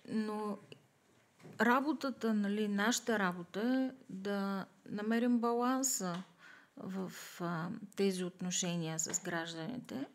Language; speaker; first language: Bulgarian; native; Bulgarian